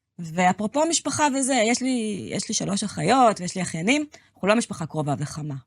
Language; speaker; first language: Hebrew; native; Hebrew